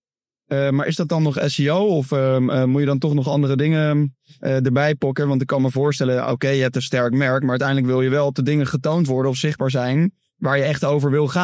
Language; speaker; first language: Dutch; native; Dutch